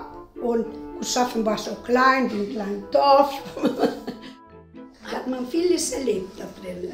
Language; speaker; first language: German; non-native, fluent; Spanish